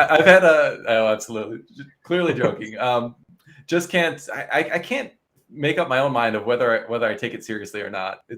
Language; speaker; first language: English; native; English